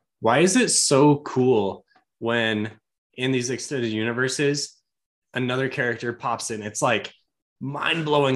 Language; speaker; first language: English; native; English